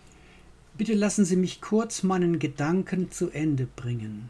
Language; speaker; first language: German; non-native, fluent; English